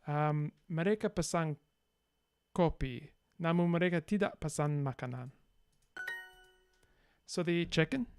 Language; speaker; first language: Indonesian; non-native, learner; English